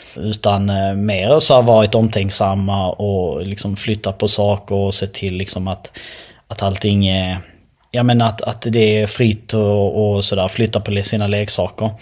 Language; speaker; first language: Swedish; early bilingual, other home language; Albanian